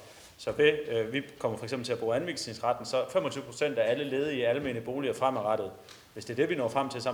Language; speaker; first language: Danish; native; Danish